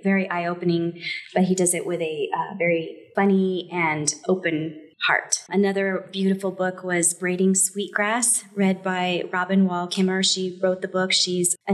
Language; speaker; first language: English; native; English